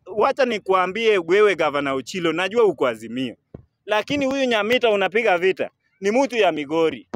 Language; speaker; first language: Swahili; native; Swahili